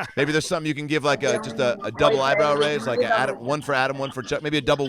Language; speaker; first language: English; native; English